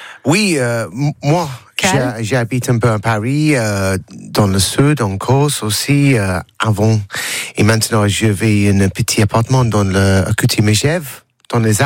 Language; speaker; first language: French; non-native, learner; English